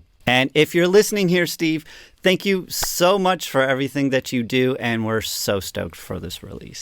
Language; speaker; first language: English; native; English